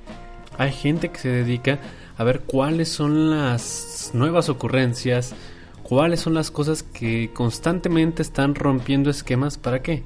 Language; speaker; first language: Spanish; native; Spanish